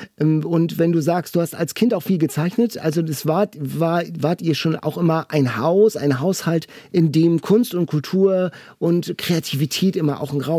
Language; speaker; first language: German; native; German